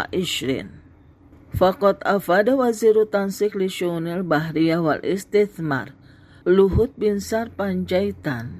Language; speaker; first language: Arabic; non-native, fluent; Indonesian